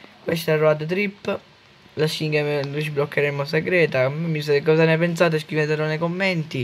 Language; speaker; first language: Italian; native; Italian